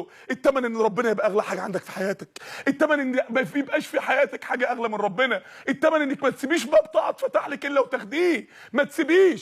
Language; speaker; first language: Arabic; native; Arabic